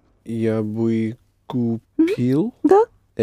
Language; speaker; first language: Russian; non-native, learner; English